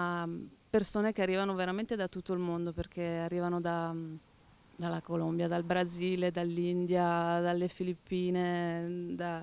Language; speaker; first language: Italian; native; Italian